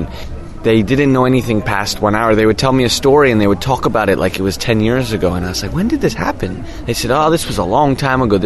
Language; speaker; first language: English; native; English